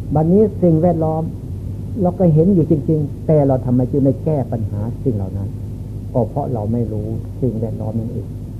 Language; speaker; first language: Thai; non-native, local second language; Lao